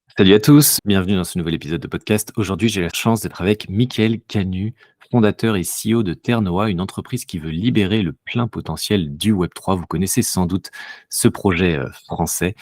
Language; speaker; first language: French; native; French